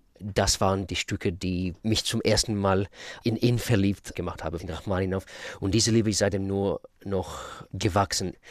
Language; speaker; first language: German; non-native, fluent; Russian